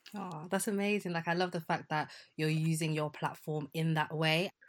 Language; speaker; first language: English; early bilingual, other home language; Yoruba